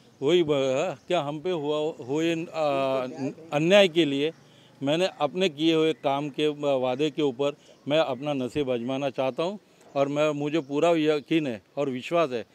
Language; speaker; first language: Hindi; non-native, local second language; Marathi